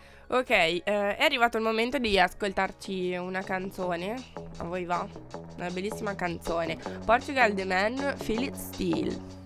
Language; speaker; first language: Italian; native; Italian